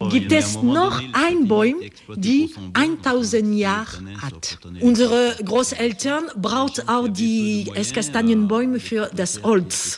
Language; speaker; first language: German; non-native, learner; French